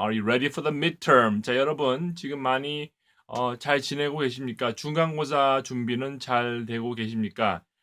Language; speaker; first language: Korean; early bilingual, heritage; Korean